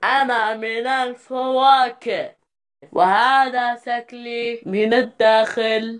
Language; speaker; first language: Arabic; non-native, learner; Malayalam